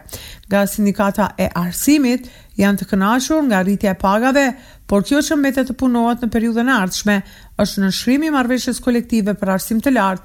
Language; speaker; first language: Albanian; native; Albanian